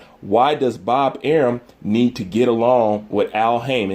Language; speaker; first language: English; native; English